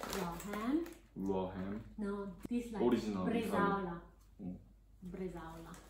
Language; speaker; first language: English; non-native, learner; Italian